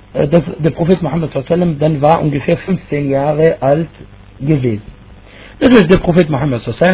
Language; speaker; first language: German; non-native, fluent; Arabic